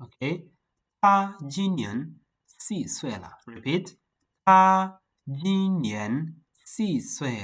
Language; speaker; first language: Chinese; non-native, fluent; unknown